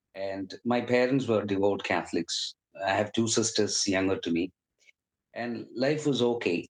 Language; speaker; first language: English; non-native, local second language; Malayalam